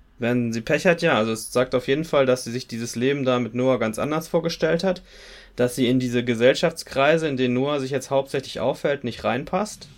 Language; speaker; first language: German; native; German